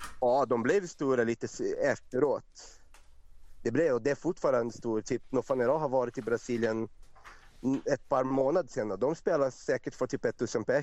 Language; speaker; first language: Swedish; non-native, fluent; Portuguese